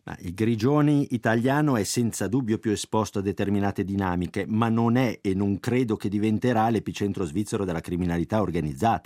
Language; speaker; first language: Italian; native; Italian